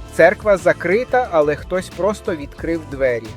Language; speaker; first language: Ukrainian; non-native, learner; English